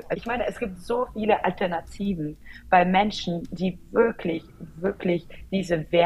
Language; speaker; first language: German; non-native, fluent; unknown